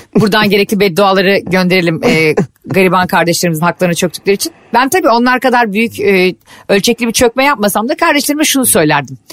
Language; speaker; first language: Turkish; native; Turkish